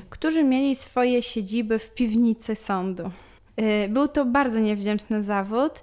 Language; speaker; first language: Polish; native; Polish